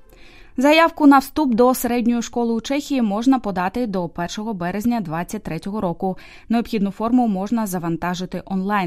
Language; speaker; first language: Ukrainian; native; Ukrainian